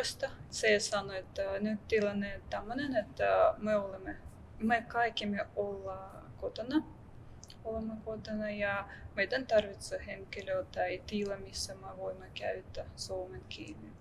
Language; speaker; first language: Finnish; non-native, learner; Russian